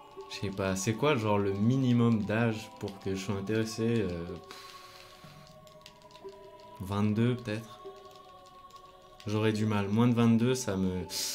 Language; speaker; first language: French; native; French